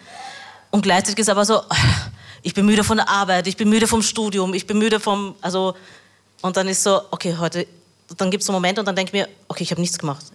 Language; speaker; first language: German; early bilingual, other home language; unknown